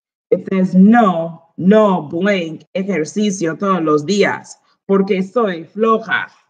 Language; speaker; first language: Spanish; early bilingual, heritage; Spanish